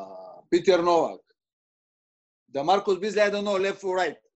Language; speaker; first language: English; non-native, learner; Bulgarian